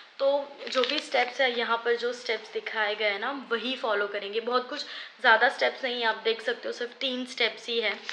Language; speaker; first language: Hindi; non-native, local second language; Gujarati